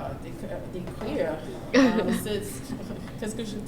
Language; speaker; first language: French; non-native, learner; English